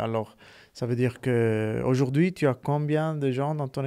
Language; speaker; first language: French; non-native, fluent; Italian